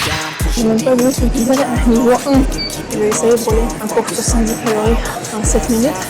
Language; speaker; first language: French; non-native, fluent; Russian